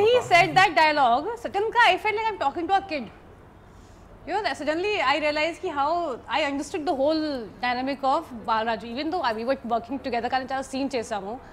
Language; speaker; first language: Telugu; non-native, local second language; Hindi